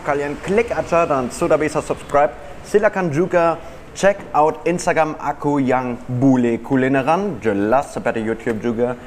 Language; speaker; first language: Indonesian; non-native, fluent; German